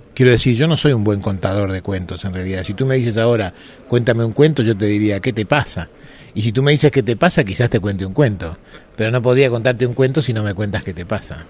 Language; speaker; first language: Spanish; native; Spanish